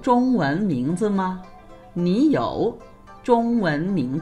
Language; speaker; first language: Chinese; non-native, fluent; Sinhala